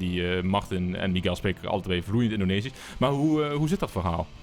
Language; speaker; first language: Dutch; native; Dutch